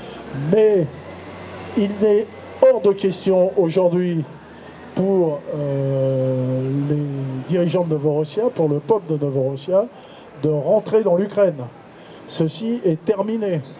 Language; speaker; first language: French; native; French